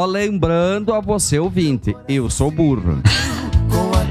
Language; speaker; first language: Portuguese; native; Portuguese